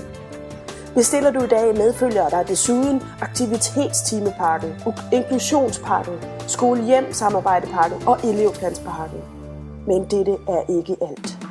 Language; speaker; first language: Danish; native; Danish